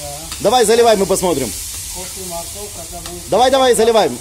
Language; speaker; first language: Russian; native; Russian